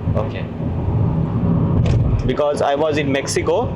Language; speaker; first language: English; non-native, local second language; Hindi